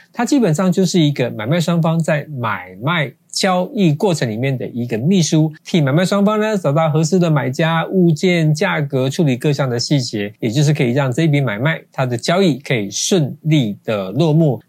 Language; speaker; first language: Chinese; native; Chinese